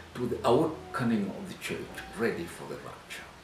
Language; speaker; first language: English; non-native, local second language; Swahili